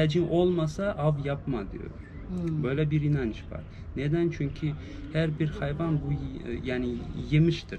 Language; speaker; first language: Turkish; non-native, fluent; Russian